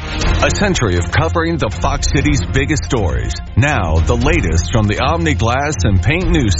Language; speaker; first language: English; native; English